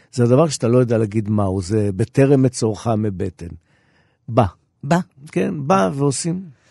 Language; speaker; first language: Hebrew; native; Hebrew